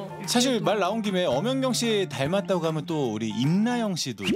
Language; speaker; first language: Korean; native; Korean